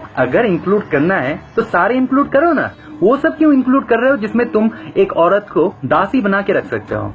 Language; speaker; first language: Hindi; non-native, fluent; Bangla